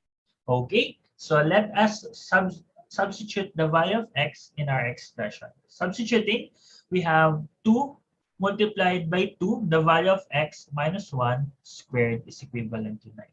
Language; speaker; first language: English; non-native, local second language; Filipino